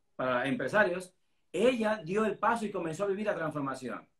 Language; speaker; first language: Spanish; native; Spanish